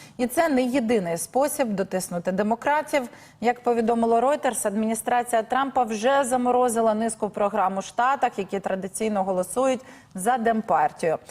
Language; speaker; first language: Ukrainian; native; Ukrainian